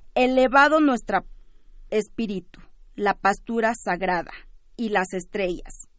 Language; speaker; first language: Spanish; early bilingual, other home language; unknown